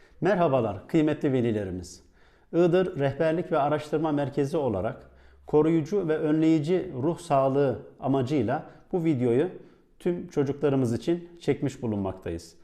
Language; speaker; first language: Turkish; native; Turkish